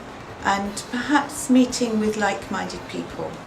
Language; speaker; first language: English; native; English